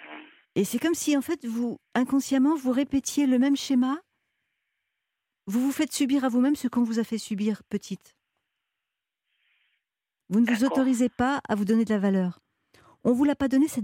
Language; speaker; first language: French; native; French